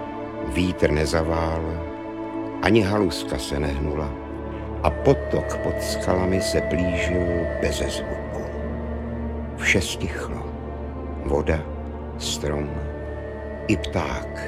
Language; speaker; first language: Czech; native; Czech